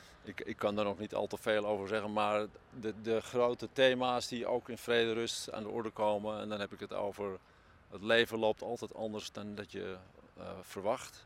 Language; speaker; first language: Dutch; native; Dutch